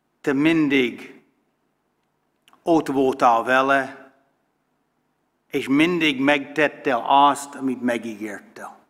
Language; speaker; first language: Hungarian; non-native, learner; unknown